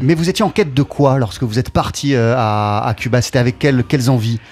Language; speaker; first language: French; native; French